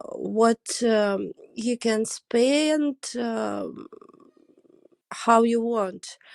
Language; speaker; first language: English; non-native, learner; Russian